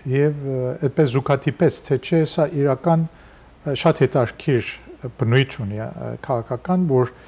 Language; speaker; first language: Armenian; native; Armenian